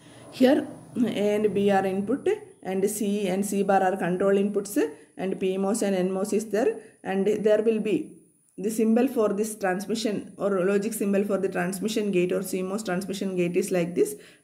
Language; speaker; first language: English; non-native, local second language; Malayalam